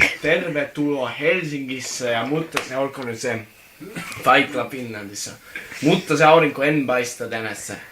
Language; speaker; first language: Finnish; non-native, learner; Estonian